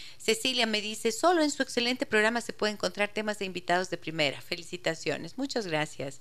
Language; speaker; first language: Spanish; native; Spanish